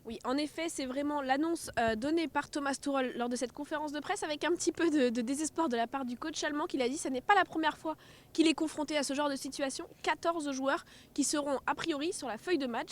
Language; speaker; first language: French; native; French